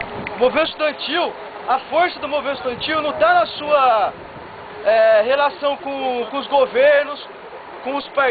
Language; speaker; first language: Portuguese; native; Portuguese